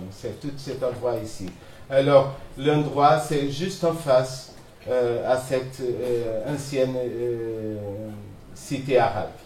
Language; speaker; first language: French; non-native, fluent; Portuguese